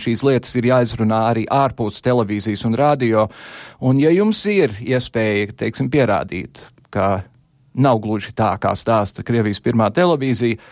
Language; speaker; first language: Latvian; early bilingual, heritage; Latvian